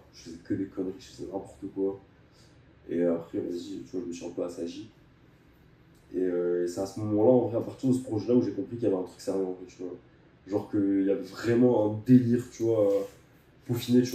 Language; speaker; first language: French; native; French